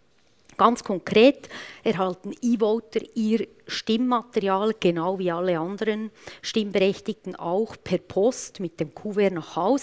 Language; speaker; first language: German; native; German